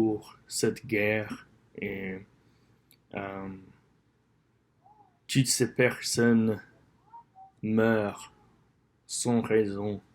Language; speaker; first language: French; non-native, learner; English